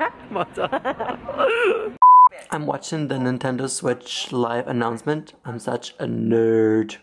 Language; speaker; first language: English; non-native, fluent; Italian